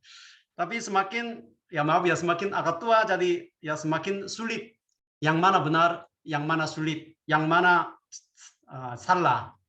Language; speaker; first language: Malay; non-native, fluent; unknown